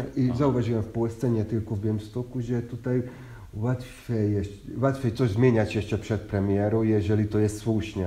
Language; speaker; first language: Polish; non-native, fluent; Hungarian